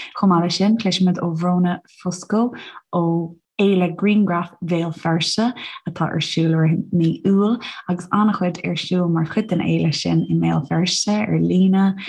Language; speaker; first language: Irish; non-native, local second language; English